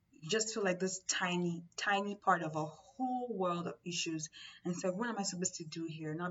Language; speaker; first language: English; non-native, local second language; Yoruba